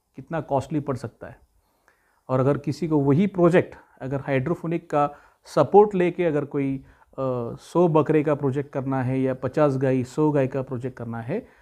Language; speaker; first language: Hindi; non-native, local second language; Marathi